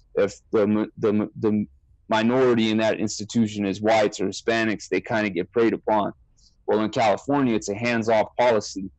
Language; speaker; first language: English; native; English